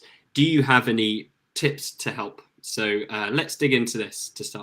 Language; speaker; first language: English; native; English